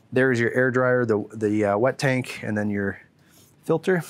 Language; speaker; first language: English; native; English